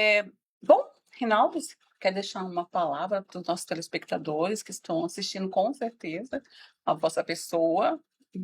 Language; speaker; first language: Portuguese; native; Portuguese